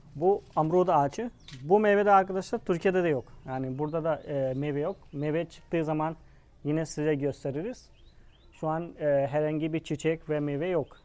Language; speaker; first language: Turkish; non-native, fluent; Hindi